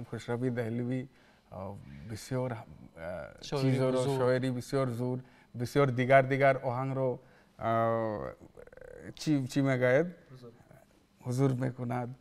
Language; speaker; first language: Persian; non-native, learner; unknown